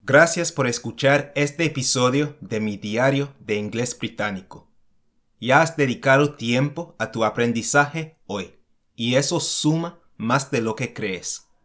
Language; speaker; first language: Spanish; non-native, fluent; English